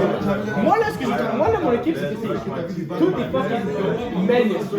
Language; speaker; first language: French; non-native, local second language; English